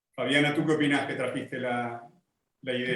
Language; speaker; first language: Spanish; native; Spanish